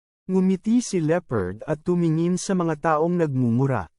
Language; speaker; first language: Filipino; native; Filipino